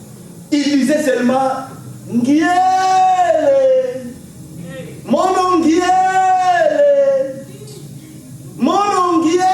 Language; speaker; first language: French; non-native, local second language; Lingala